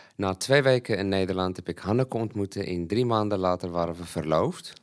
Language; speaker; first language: Dutch; non-native, fluent; English